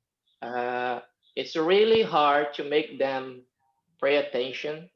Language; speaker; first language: English; non-native, fluent; Portuguese